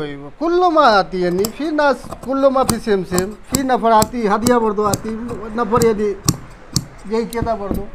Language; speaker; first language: Arabic; non-native, learner; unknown